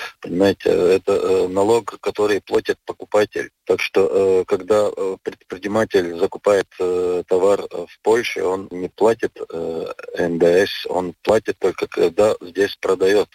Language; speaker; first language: Russian; non-native, local second language; Latvian